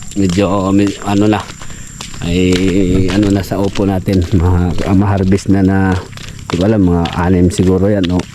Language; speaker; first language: Filipino; non-native, local second language; Cebuano